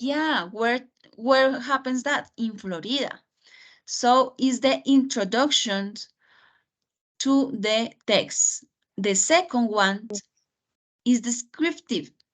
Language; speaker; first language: English; non-native, fluent; Spanish